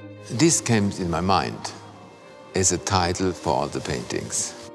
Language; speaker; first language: English; non-native, fluent; German